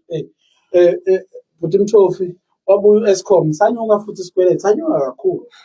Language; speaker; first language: Zulu; native; Zulu